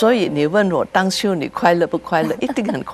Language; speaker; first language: Chinese; early bilingual, heritage; Chinese